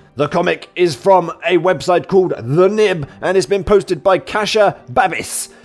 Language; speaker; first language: English; native; English